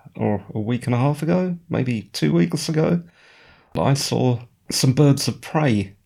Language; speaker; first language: English; native; English